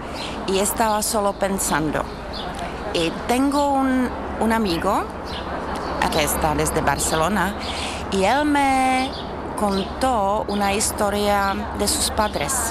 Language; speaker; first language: Spanish; non-native, fluent; Czech